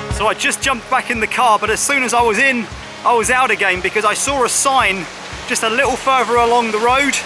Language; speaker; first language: English; native; English